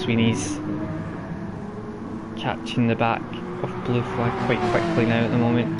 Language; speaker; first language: English; native; English